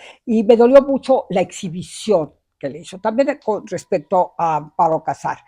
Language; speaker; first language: Spanish; native; Spanish